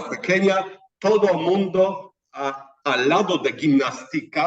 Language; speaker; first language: Spanish; non-native, fluent; Polish